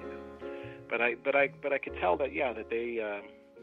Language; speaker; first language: English; native; English